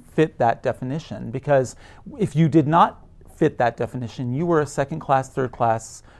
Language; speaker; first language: English; early bilingual, other home language; Arabic